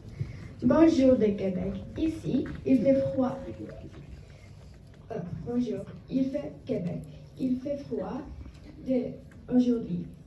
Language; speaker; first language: French; non-native, learner; Czech